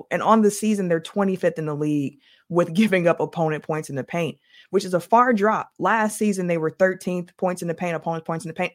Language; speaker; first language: English; native; English